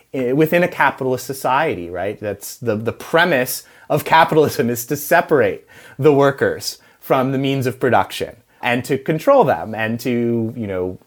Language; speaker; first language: English; native; English